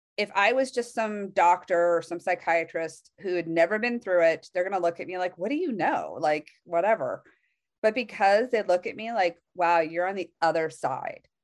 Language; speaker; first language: English; native; English